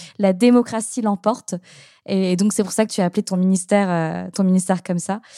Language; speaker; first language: French; native; French